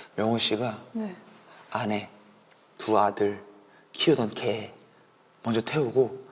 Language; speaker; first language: Korean; native; Korean